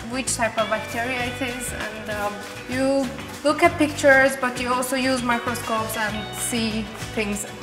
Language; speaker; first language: English; non-native, fluent; Swedish